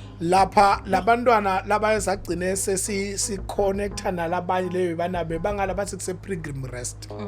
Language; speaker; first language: Zulu; non-native, local second language; Swati